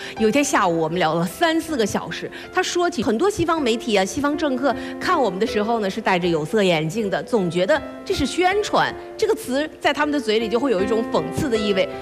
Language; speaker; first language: Chinese; native; Chinese